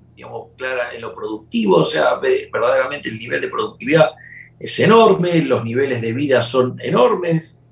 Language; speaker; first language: Spanish; native; Spanish